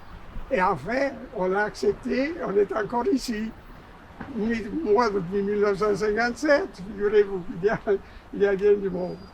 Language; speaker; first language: French; non-native, fluent; Italian